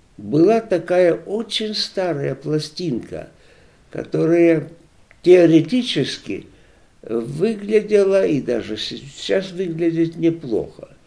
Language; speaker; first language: Russian; non-native, local second language; Lithuanian